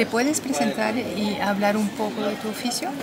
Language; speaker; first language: Spanish; non-native, fluent; French